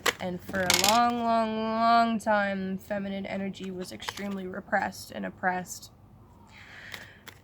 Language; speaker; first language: English; native; English